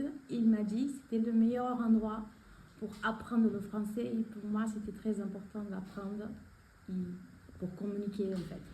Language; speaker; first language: French; non-native, fluent; Portuguese